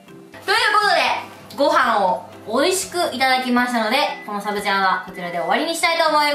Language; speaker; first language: Japanese; native; Japanese